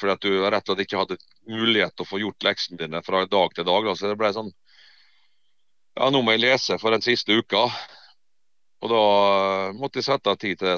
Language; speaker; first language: Norwegian; native; Norwegian